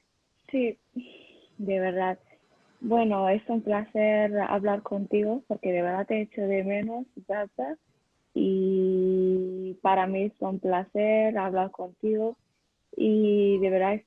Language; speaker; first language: Spanish; non-native, learner; Arabic